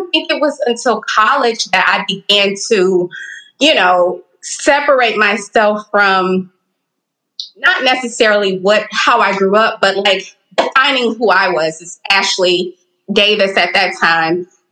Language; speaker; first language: English; native; English